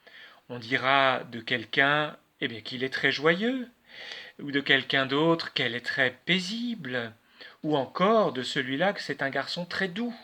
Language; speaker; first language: French; native; French